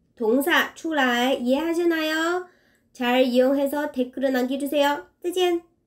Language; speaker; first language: Korean; non-native, fluent; Chinese